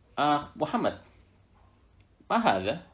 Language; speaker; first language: Arabic; non-native, fluent; Indonesian